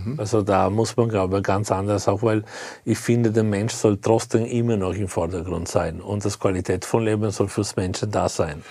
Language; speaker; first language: German; non-native, fluent; Italian